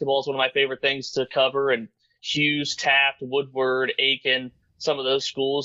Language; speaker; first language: English; native; English